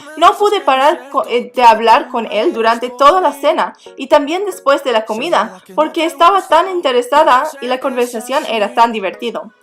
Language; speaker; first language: Spanish; non-native, learner; English